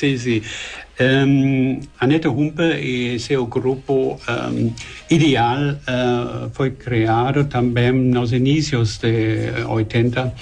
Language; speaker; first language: Portuguese; non-native, learner; German